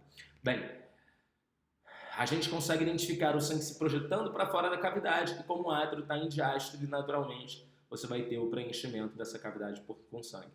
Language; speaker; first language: Portuguese; native; Portuguese